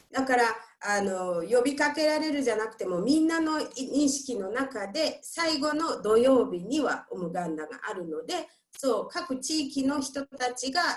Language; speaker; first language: Japanese; non-native, fluent; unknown